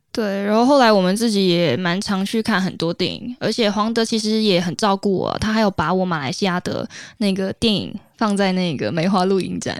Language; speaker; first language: Chinese; native; Chinese